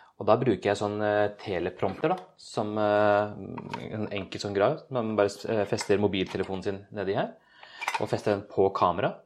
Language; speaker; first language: Norwegian; early bilingual, other home language; Urdu